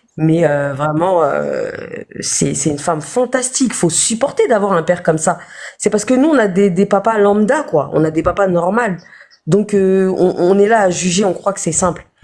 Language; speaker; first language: French; early bilingual, other home language; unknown